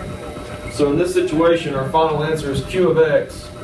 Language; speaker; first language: English; native; English